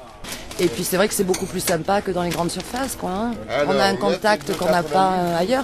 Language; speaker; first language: French; native; French